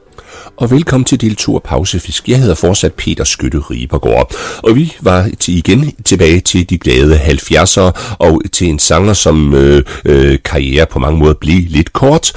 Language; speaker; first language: Danish; native; Danish